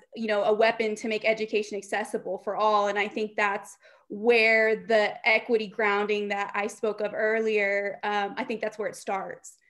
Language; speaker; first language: English; native; English